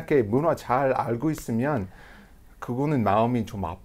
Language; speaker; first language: Korean; non-native, fluent; English